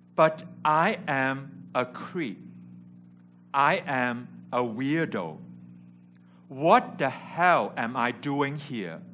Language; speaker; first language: English; non-native, local second language; Cantonese